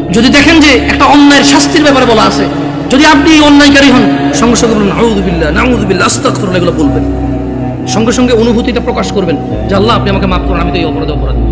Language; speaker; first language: Bangla; early bilingual, heritage; Bangla